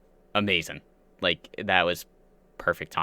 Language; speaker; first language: English; native; English